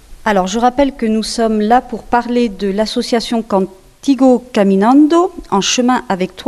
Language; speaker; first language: French; native; French